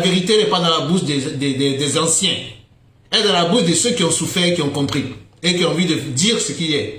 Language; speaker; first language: French; native; French